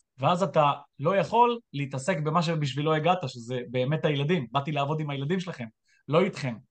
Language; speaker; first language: Hebrew; native; Hebrew